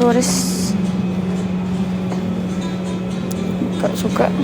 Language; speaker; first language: Indonesian; non-native, learner; Turkish